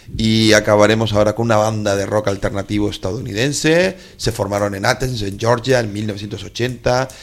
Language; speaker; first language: Spanish; native; Spanish